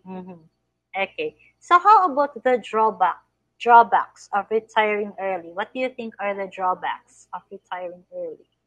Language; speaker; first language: English; non-native, fluent; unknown